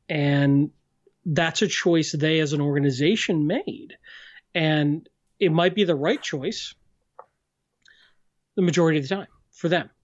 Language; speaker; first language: English; native; English